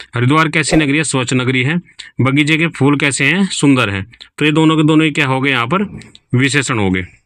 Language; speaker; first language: Hindi; native; Hindi